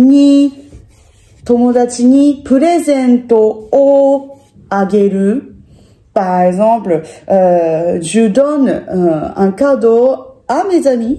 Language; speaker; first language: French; non-native, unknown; Japanese